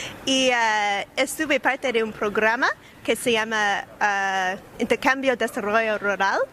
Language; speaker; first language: Spanish; non-native, learner; English